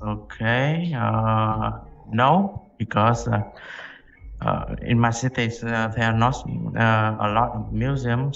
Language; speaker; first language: English; non-native, learner; Vietnamese